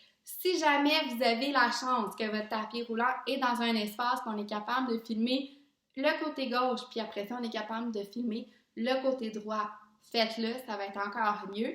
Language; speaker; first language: French; native; French